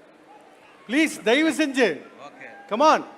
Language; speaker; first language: Tamil; native; Tamil